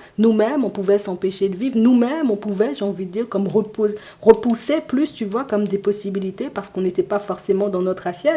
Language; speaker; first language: French; native; French